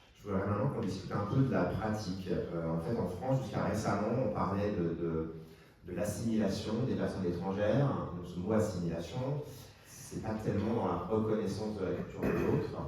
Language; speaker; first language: French; native; French